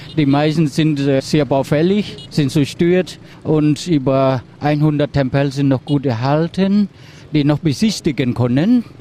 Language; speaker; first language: German; non-native, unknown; Khmer